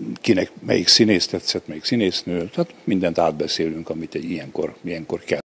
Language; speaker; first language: Hungarian; native; Hungarian